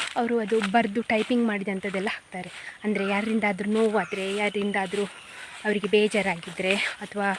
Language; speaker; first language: Kannada; native; Kannada